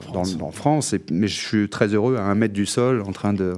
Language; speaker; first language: French; native; French